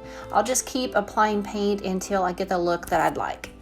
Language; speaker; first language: English; native; English